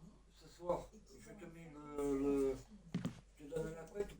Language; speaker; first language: French; native; French